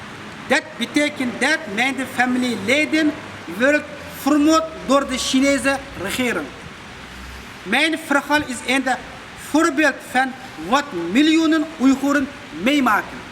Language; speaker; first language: Dutch; non-native, fluent; Uyghur